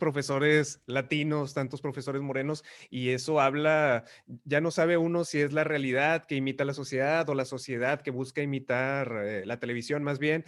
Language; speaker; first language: Spanish; native; Spanish